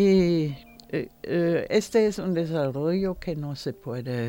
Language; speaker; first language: Spanish; non-native, learner; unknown